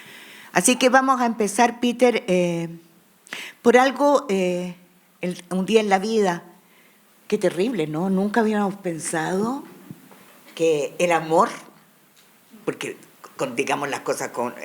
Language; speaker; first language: Spanish; native; Spanish